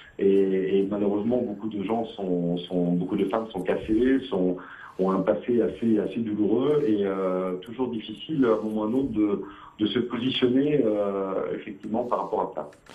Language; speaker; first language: French; native; French